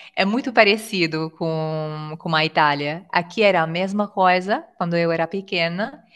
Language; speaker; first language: Portuguese; non-native, fluent; Italian